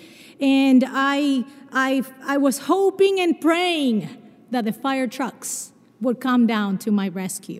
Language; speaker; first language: English; non-native, fluent; Spanish